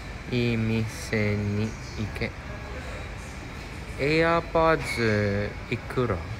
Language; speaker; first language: Japanese; non-native, learner; English